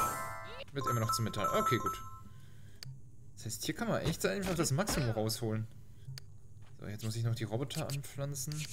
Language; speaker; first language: German; native; German